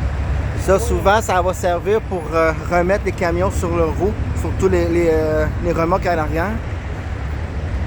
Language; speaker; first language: French; native; French